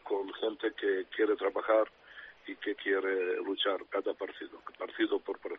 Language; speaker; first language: Spanish; non-native, fluent; Serbian